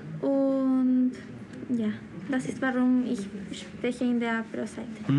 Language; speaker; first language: German; non-native, learner; Spanish